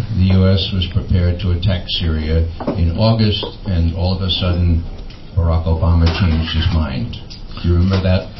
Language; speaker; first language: English; native; English